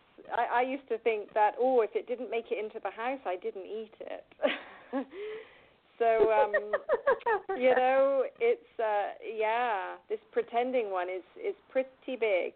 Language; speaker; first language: English; native; English